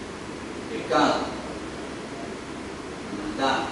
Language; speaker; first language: Spanish; native; Spanish